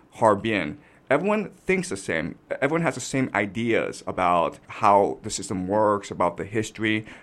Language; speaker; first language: English; native; English